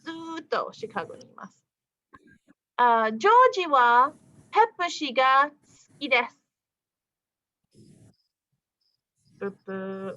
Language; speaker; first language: Japanese; non-native, fluent; English